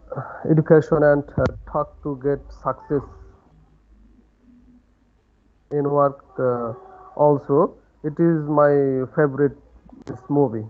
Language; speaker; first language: English; non-native, learner; Bangla